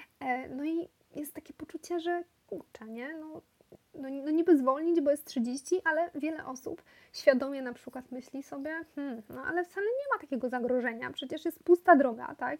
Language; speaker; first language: Polish; native; Polish